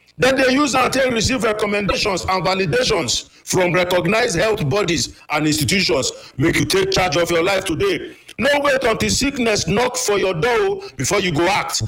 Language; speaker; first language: Nigerian Pidgin; native; Nigerian Pidgin